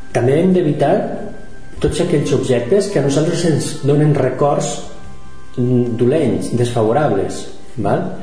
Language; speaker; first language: Catalan; non-native, local second language; Spanish